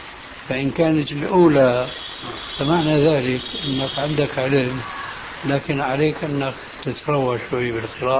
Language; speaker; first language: Arabic; native; Arabic